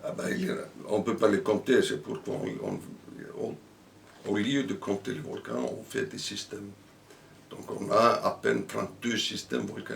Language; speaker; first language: French; non-native, fluent; Icelandic